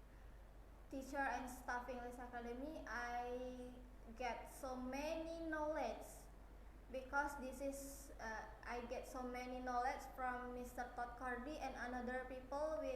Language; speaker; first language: English; non-native, learner; Indonesian